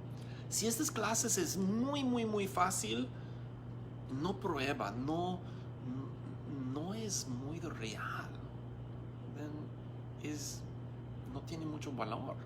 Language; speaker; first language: Spanish; non-native, learner; English